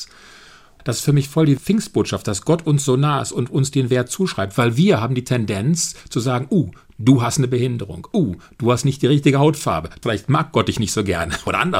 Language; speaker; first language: German; native; German